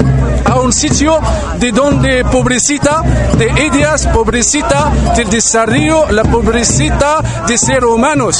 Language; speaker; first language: Spanish; non-native, learner; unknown